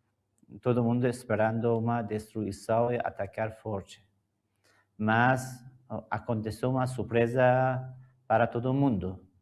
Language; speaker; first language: Portuguese; non-native, learner; Persian